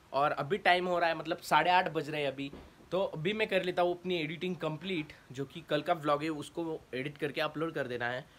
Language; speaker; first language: Hindi; non-native, local second language; Marathi